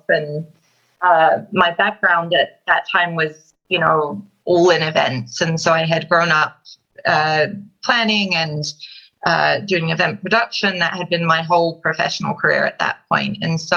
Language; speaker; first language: English; native; English